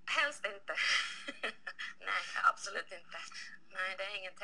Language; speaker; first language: Swedish; non-native, local second language; Finnish